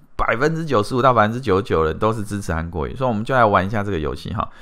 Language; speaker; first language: Chinese; native; Chinese